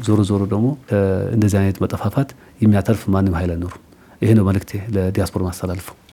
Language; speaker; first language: Amharic; non-native, local second language; Somali